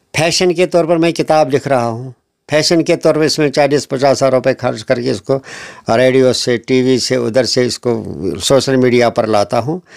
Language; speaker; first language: Hindi; non-native, local second language; Kashmiri